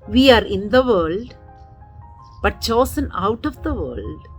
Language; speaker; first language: English; non-native, local second language; Malayalam